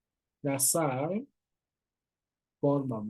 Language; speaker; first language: Spanish; non-native, learner; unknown